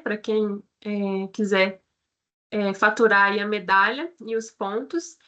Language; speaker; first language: Portuguese; native; Portuguese